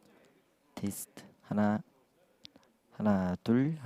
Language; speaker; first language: Korean; native; Korean